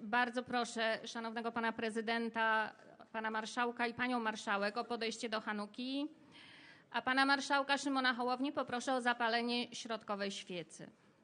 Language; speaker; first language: Polish; native; Polish